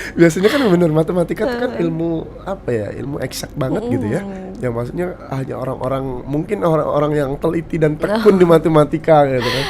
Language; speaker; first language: Indonesian; native; Indonesian